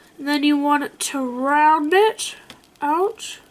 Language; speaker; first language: English; native; English